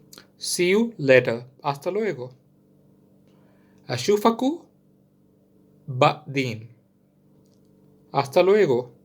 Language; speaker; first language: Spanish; non-native, learner; Sindhi